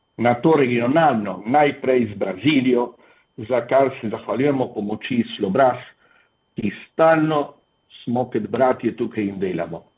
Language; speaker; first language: Slovenian; early bilingual, heritage; Slovenian